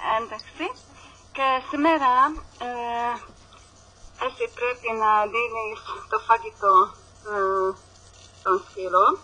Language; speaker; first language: Greek; non-native, learner; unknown